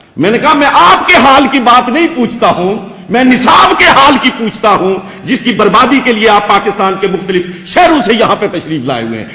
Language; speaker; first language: Urdu; non-native, local second language; Punjabi